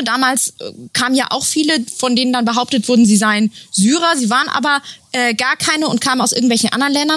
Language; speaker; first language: German; native; German